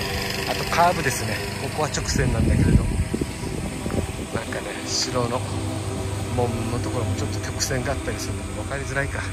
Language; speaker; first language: Japanese; native; Japanese